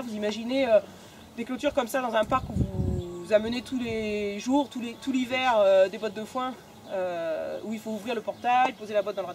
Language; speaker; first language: French; native; French